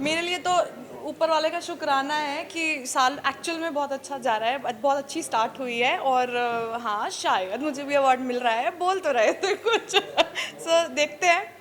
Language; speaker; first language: Hindi; native; Hindi